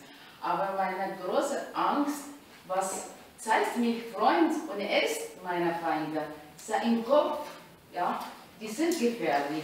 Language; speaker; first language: German; non-native, learner; Arabic